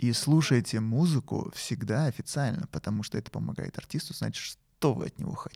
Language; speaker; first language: Russian; native; Russian